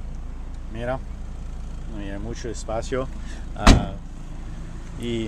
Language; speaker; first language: Spanish; non-native, learner; French